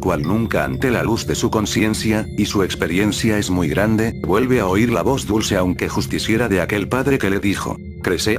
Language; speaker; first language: Spanish; native; Spanish